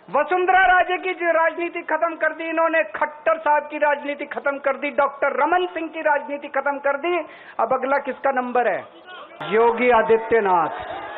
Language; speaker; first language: Hindi; native; Hindi